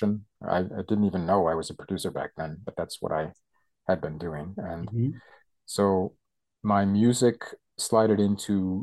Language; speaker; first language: English; native; English